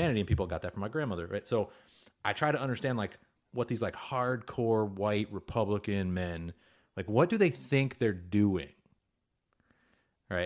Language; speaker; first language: English; early bilingual, other home language; Hebrew